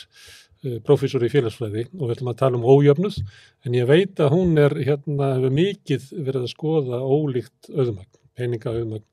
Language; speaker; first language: Icelandic; native; Icelandic